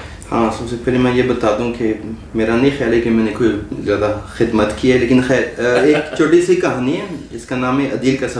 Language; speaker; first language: Urdu; non-native, fluent; French